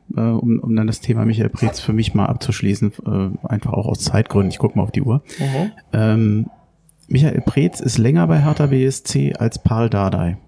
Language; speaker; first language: German; native; German